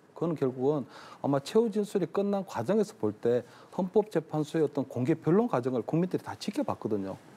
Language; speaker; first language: Korean; native; Korean